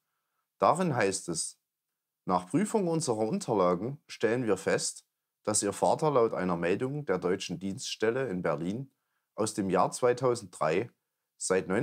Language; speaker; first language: German; native; German